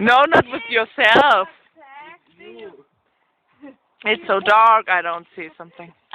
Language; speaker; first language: English; non-native, learner; German